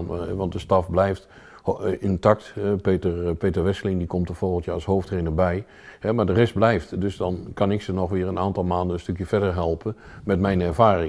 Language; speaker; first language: Dutch; native; Dutch